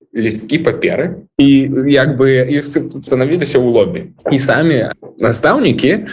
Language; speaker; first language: Belarusian; non-native, local second language; Russian